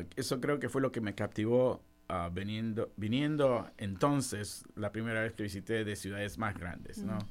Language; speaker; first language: Spanish; native; Spanish